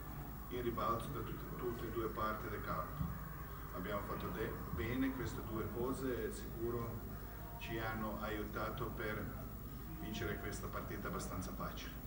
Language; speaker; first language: Italian; non-native, fluent; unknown